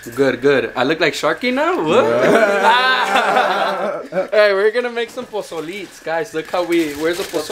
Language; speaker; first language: English; early bilingual, other home language; Spanish